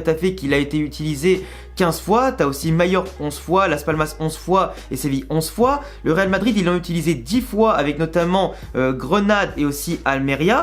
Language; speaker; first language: French; native; French